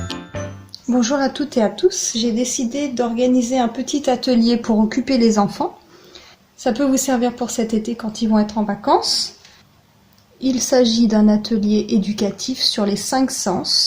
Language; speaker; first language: French; native; French